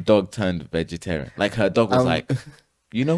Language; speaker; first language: English; native; English